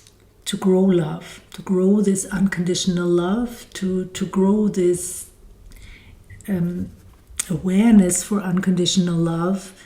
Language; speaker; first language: English; non-native, fluent; German